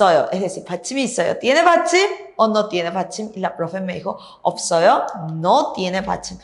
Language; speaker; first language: Spanish; native; Spanish